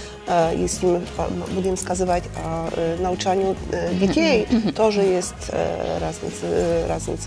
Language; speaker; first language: Russian; non-native, learner; Polish